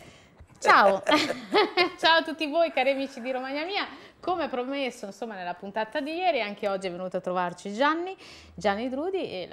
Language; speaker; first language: Italian; native; Italian